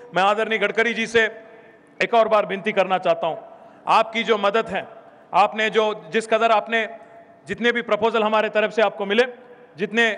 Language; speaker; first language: Hindi; non-native, local second language; Telugu